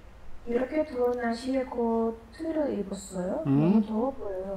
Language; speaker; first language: Korean; non-native, learner; Indonesian